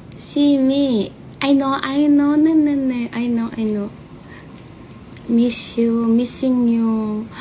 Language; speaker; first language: English; non-native, learner; Korean